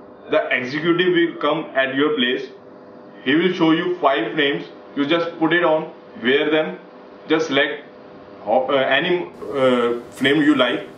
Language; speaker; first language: English; non-native, local second language; Punjabi